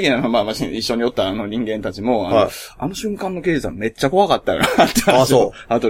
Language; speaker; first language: Japanese; native; Japanese